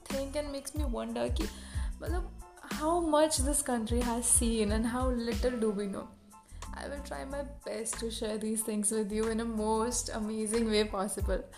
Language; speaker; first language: English; non-native, local second language; Hindi